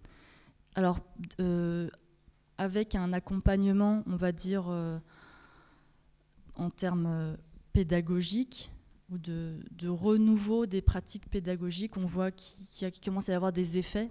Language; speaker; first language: French; native; French